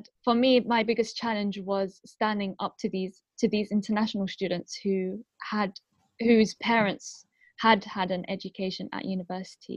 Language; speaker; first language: English; non-native, local second language; Arabic